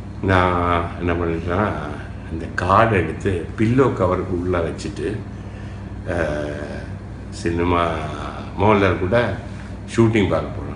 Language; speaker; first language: Tamil; non-native, local second language; Malayalam